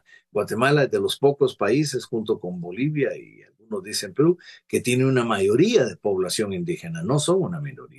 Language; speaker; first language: Spanish; native; Spanish